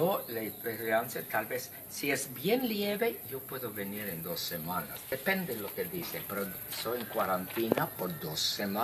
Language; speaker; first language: Spanish; non-native, fluent; English